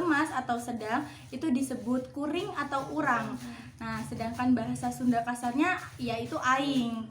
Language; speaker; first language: Indonesian; non-native, local second language; Javanese